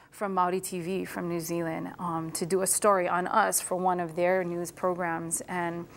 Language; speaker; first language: English; native; English